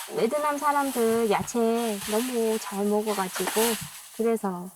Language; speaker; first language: Korean; non-native, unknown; Vietnamese